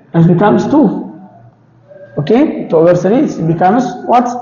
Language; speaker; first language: English; non-native, local second language; Amharic